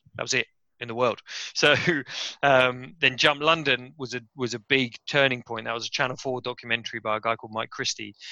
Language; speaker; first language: English; native; English